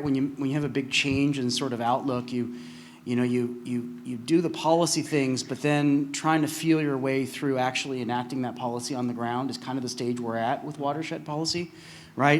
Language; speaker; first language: English; native; English